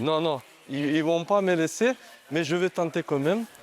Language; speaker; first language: French; non-native, fluent; Turkmen